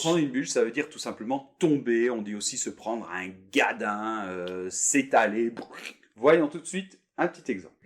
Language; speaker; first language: French; native; French